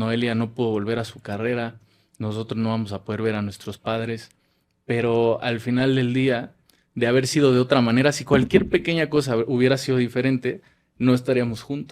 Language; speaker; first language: Spanish; native; Spanish